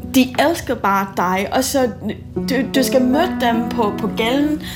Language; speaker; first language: Danish; non-native, fluent; Malay